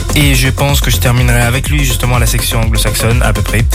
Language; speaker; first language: French; non-native, fluent; Portuguese